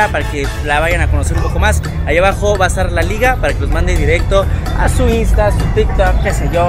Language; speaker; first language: Spanish; native; Spanish